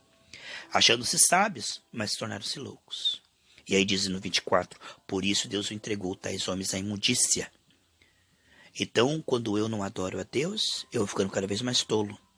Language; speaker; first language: Portuguese; native; Portuguese